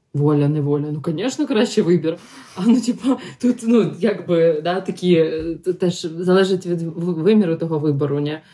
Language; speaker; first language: Ukrainian; non-native, local second language; Russian